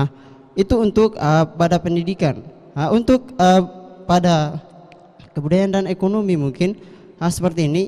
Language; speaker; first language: Indonesian; non-native, local second language; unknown